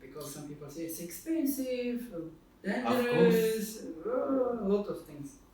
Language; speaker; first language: English; non-native, fluent; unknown